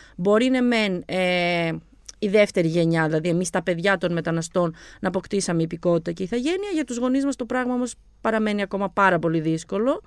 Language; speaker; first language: Greek; early bilingual, other home language; Albanian